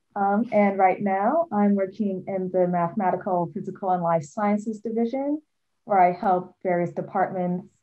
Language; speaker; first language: English; native; English